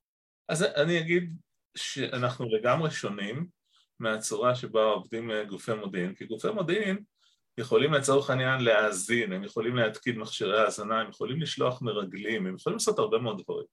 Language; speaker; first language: Hebrew; native; Hebrew